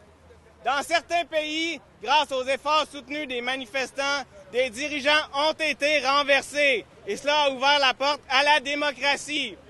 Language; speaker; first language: French; native; French